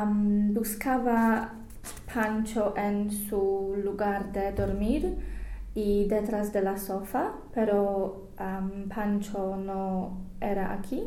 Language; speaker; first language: Spanish; non-native, learner; English